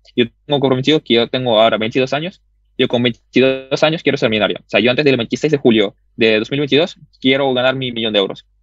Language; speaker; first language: Spanish; early bilingual, other home language; Russian